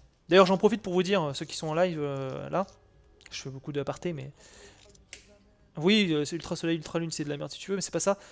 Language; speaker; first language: French; native; French